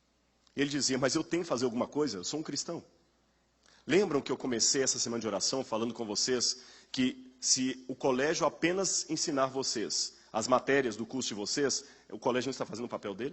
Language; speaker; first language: Portuguese; native; Portuguese